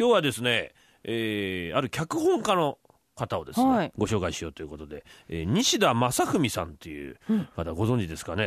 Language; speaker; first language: Japanese; native; Japanese